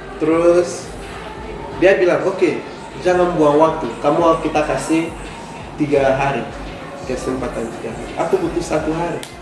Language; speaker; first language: Indonesian; non-native, fluent; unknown